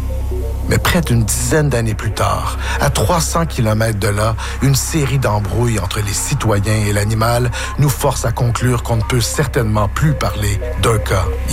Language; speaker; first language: French; native; French